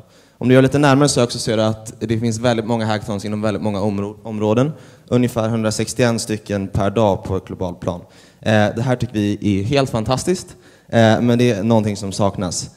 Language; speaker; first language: Swedish; native; Swedish